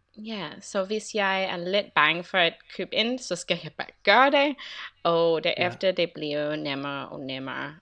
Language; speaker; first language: Danish; non-native, learner; English